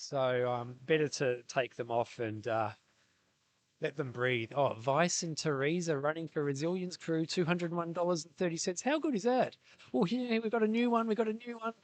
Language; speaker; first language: English; native; English